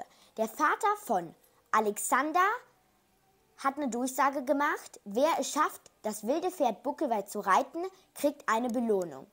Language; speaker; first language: German; early bilingual, other home language; Macedonian